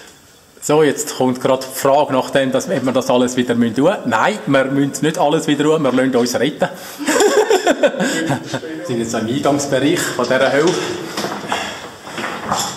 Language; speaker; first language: German; native; German